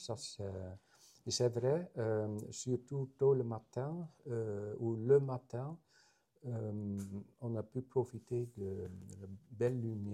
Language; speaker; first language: French; non-native, fluent; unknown